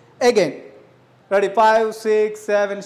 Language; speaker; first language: Telugu; native; Telugu